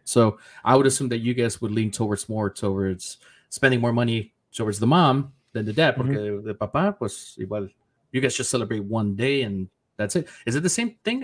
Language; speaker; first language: English; early bilingual, other home language; Spanish